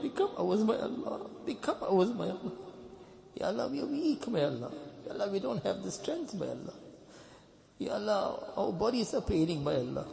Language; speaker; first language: English; native; English